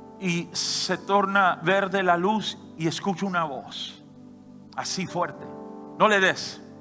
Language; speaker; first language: Spanish; native; Spanish